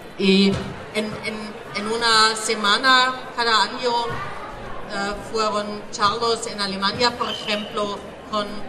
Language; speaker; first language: Spanish; non-native, learner; German